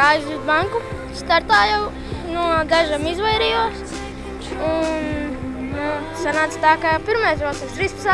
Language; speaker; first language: Latvian; native; Latvian